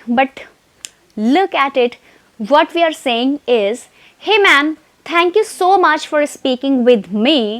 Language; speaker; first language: English; non-native, fluent; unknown